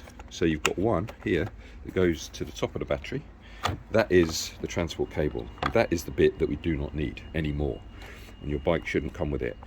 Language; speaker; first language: English; native; English